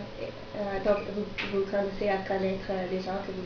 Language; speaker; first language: French; non-native, learner; English